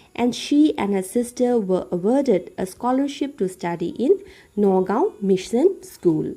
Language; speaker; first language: English; non-native, local second language; Assamese